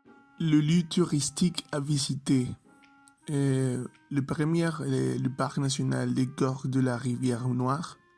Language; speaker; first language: French; non-native, learner; Spanish